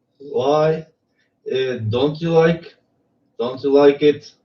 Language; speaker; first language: English; non-native, learner; Turkish